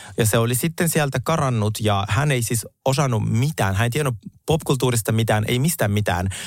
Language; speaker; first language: Finnish; early bilingual, other home language; Russian